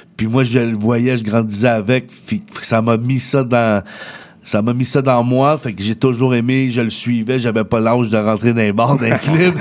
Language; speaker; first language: French; native; French